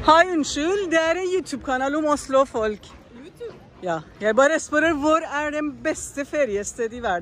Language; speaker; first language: Norwegian; non-native, learner; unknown